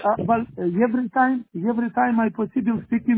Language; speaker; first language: English; non-native, learner; Romanian